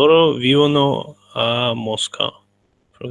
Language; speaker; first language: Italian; non-native, learner; Russian